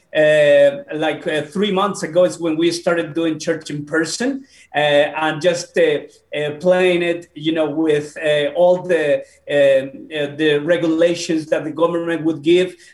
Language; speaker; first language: English; non-native, fluent; Spanish